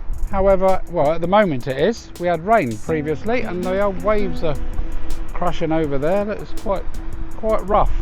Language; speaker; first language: English; native; English